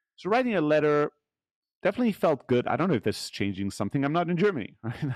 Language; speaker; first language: English; early bilingual, heritage; German